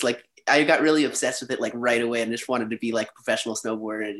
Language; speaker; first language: English; native; English